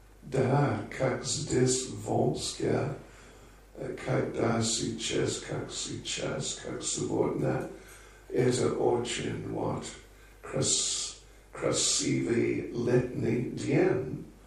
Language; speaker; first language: Russian; non-native, learner; English